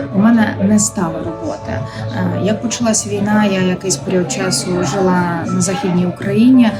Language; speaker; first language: Ukrainian; native; Ukrainian